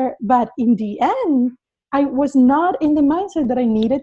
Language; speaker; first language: English; non-native, fluent; Spanish